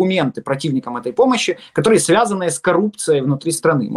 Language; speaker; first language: Russian; native; Russian